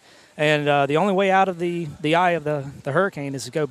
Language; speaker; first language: English; native; English